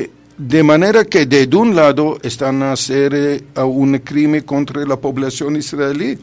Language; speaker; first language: Spanish; non-native, fluent; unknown